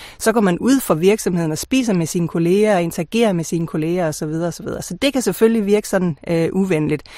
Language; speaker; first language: Danish; native; Danish